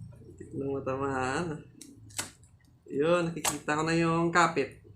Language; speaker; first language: Filipino; non-native, local second language; Cebuano